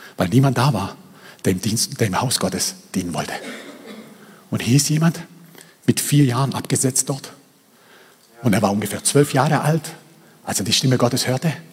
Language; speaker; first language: German; early bilingual, other home language; Croatian